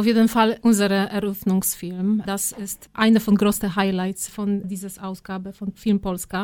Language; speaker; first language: German; non-native, fluent; Polish